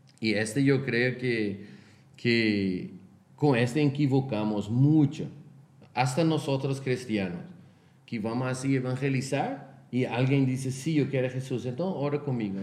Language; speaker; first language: Spanish; non-native, fluent; Portuguese